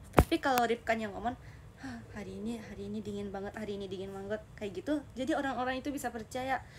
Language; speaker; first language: Indonesian; non-native, learner; Japanese